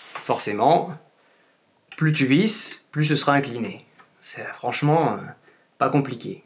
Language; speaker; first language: French; native; French